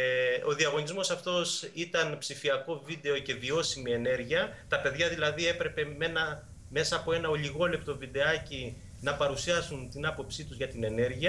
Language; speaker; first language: Greek; native; Greek